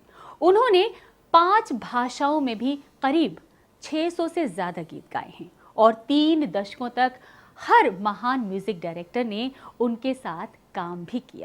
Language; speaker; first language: Hindi; native; Hindi